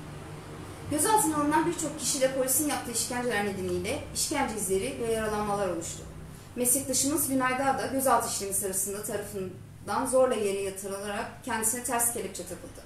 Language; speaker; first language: Turkish; native; Turkish